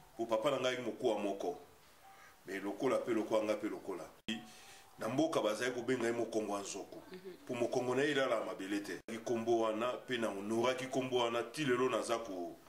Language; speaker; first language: Lingala; native; Lingala